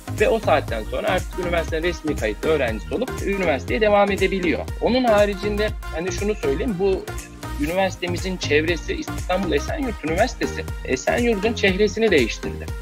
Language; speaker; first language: Turkish; native; Turkish